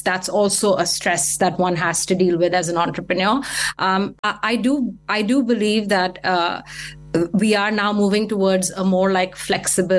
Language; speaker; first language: English; non-native, local second language; Hindi